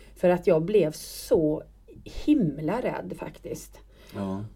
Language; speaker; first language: Swedish; native; Swedish